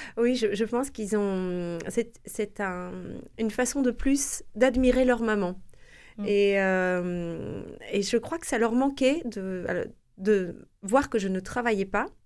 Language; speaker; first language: French; native; French